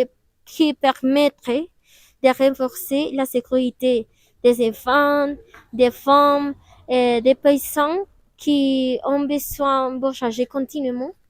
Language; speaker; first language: French; non-native, learner; Spanish